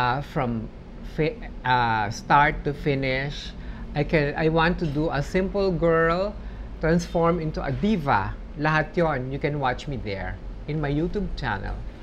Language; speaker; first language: English; non-native, local second language; Filipino